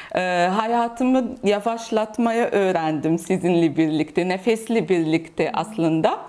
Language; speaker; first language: Turkish; non-native, fluent; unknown